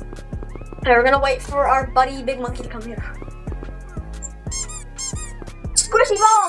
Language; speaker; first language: English; native; English